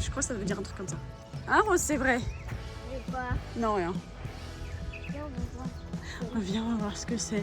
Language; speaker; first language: French; native; French